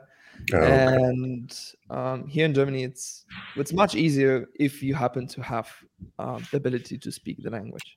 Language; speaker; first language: English; non-native, fluent; Spanish